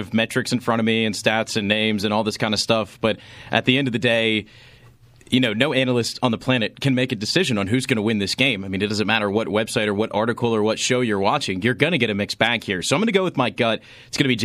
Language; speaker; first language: English; native; English